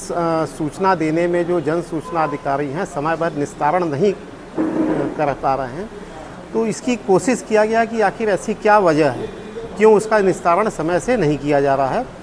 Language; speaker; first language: Hindi; native; Hindi